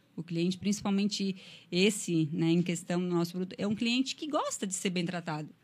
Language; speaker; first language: Portuguese; native; Portuguese